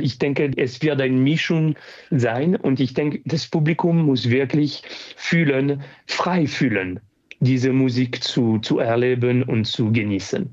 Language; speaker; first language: German; non-native, fluent; French